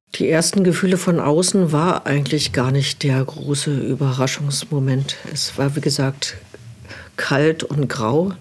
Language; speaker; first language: German; native; German